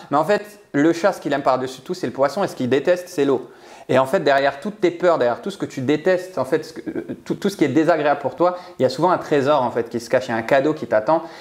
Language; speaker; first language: French; native; French